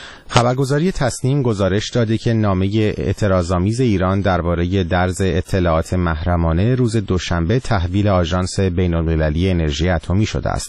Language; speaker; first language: Persian; native; Persian